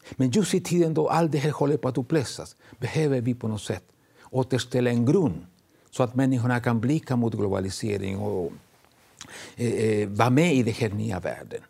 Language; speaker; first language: Swedish; non-native, fluent; Spanish